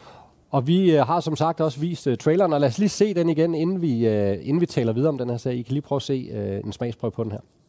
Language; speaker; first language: Danish; native; Danish